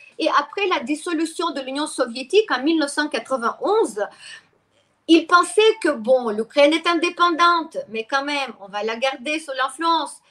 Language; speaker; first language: French; non-native, fluent; Russian